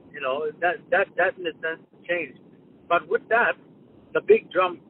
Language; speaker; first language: English; non-native, fluent; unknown